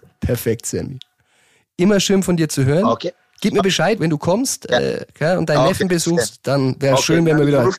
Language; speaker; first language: German; native; German